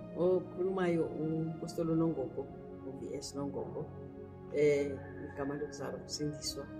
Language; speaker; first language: Zulu; non-native, local second language; Xhosa